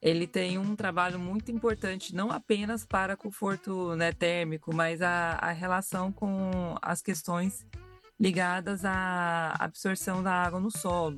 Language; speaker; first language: Portuguese; native; Portuguese